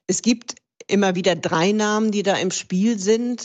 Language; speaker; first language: German; native; German